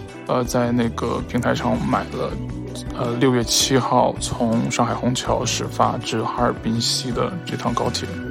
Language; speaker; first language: Chinese; native; Chinese